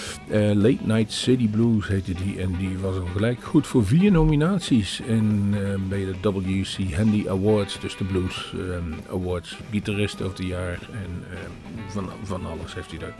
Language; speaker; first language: Dutch; native; Dutch